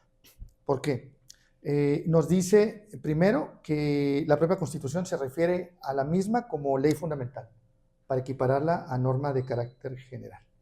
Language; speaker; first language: Spanish; native; Spanish